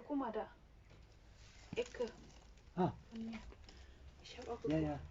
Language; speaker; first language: German; non-native, learner; Thai